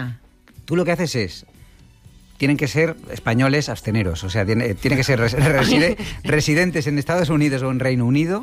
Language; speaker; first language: Spanish; native; Spanish